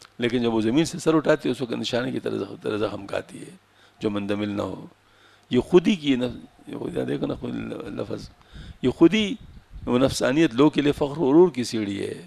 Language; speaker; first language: Urdu; non-native, local second language; Pashto